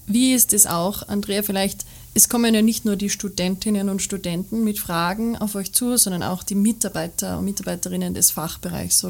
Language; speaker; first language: German; native; German